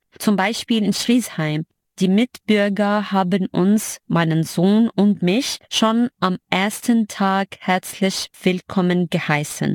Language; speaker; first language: German; non-native, fluent; Arabic